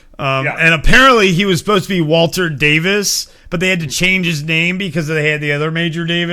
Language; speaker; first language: English; native; English